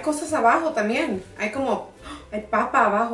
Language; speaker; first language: Spanish; early bilingual, heritage; English